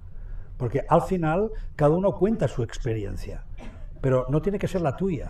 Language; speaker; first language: Spanish; native; Spanish